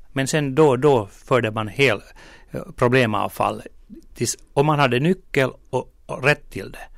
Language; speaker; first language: Swedish; native; Swedish